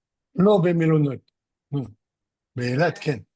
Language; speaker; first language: Hebrew; non-native, learner; French